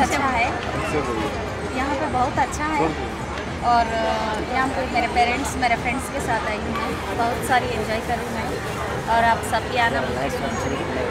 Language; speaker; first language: Hindi; non-native, local second language; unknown